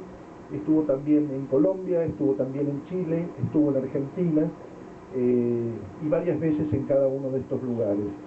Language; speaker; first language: Spanish; native; Spanish